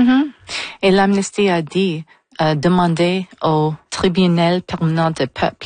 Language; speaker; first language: French; non-native, local second language; English